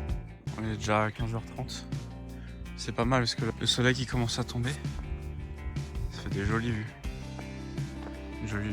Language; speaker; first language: French; native; French